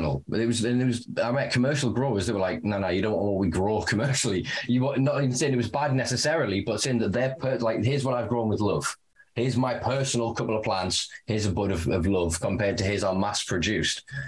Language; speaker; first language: English; native; English